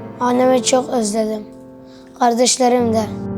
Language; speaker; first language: Turkish; early bilingual, other home language; Arabic